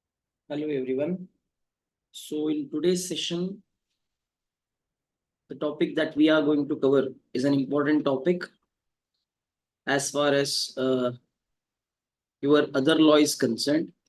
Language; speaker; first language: English; non-native, local second language; Kannada